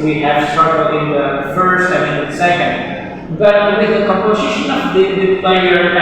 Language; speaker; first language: English; non-native, fluent; Indonesian